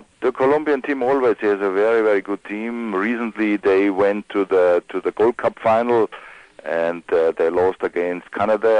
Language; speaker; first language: English; non-native, fluent; German